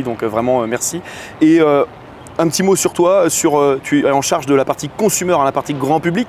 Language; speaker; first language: French; native; French